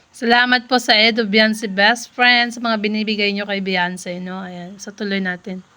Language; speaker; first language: Filipino; non-native, local second language; Iloko